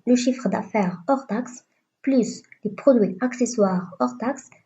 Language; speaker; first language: French; non-native, local second language; Arabic